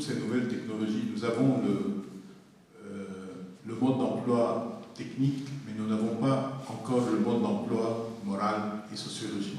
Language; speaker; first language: French; non-native, local second language; Arabic